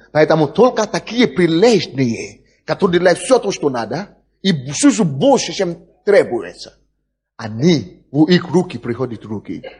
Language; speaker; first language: Russian; non-native, fluent; Yoruba